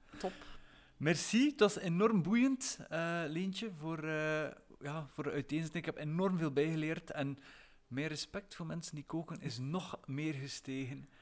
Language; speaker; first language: Dutch; native; Dutch